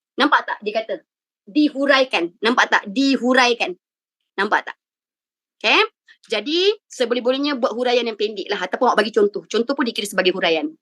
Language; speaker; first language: Malay; native; Malay